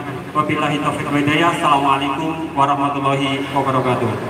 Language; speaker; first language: Indonesian; native; Indonesian